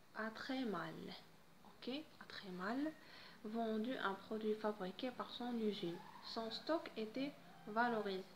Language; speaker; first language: French; non-native, local second language; Arabic